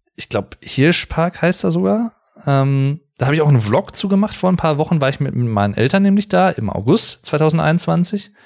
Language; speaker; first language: German; native; German